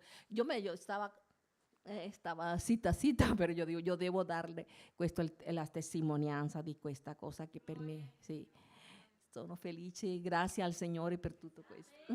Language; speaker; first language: Italian; non-native, learner; Spanish